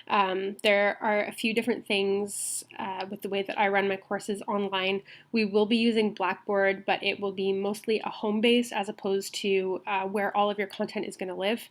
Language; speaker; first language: English; native; English